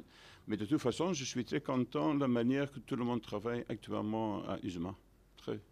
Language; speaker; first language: French; non-native, fluent; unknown